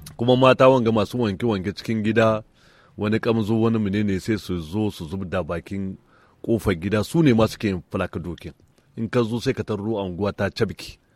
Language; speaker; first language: Hausa; native; Hausa